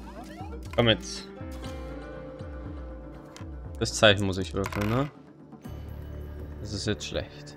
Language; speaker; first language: German; native; German